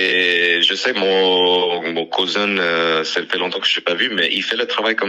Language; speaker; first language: French; non-native, learner; English